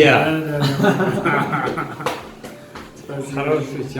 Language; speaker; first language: Russian; non-native, local second language; Kyrgyz